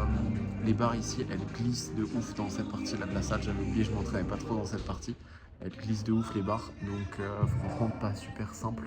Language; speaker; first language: French; native; French